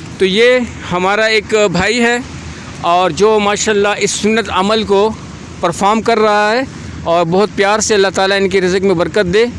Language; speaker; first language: Urdu; non-native, local second language; Pashto